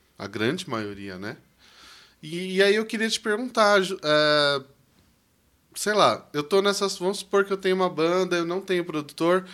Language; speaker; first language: Portuguese; native; Portuguese